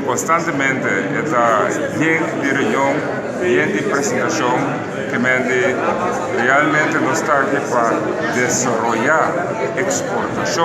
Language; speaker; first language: Portuguese; non-native, learner; Papiamento